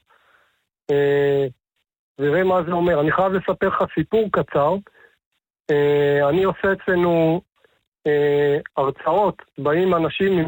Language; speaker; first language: Hebrew; native; Hebrew